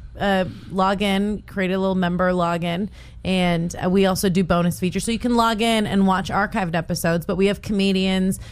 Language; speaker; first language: English; native; English